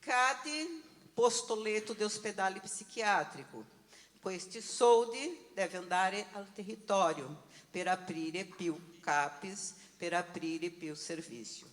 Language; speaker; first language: Italian; non-native, learner; Portuguese